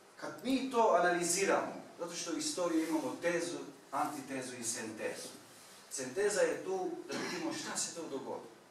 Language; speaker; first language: Bosnian; non-native, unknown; Turkish